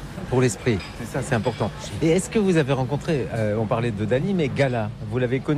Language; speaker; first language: French; native; French